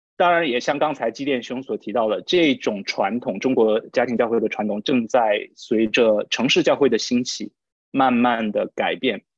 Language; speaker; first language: Chinese; native; Chinese